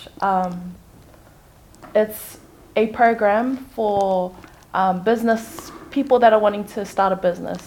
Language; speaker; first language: English; native; English